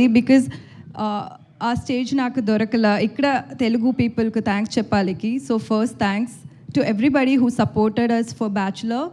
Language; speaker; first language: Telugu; non-native, learner; Tamil